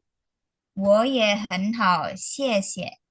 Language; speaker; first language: Chinese; non-native, fluent; Indonesian